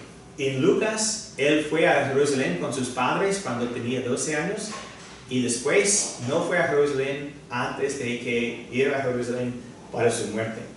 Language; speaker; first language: Spanish; non-native, fluent; English